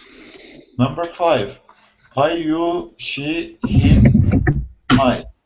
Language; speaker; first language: English; non-native, learner; Turkish